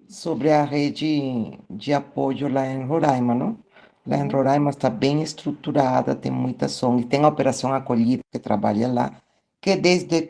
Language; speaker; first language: Portuguese; non-native, fluent; Spanish